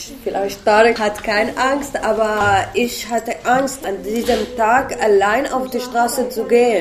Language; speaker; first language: German; non-native, learner; Arabic